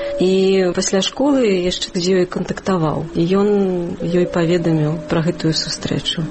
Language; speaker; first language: Belarusian; non-native, local second language; Russian